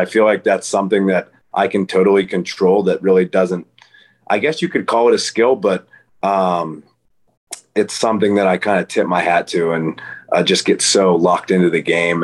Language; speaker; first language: English; native; English